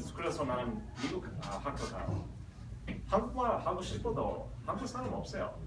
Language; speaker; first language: Korean; early bilingual, other home language; English